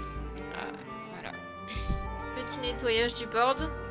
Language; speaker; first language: French; native; French